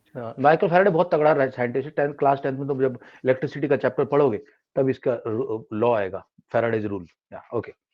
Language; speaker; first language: Hindi; native; Hindi